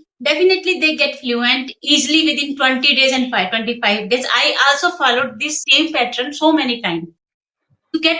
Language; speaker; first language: English; non-native, local second language; Hindi